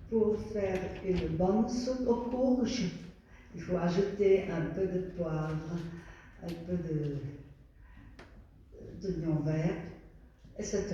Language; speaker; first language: French; non-native, fluent; Vietnamese